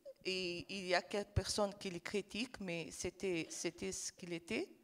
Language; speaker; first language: French; non-native, fluent; Portuguese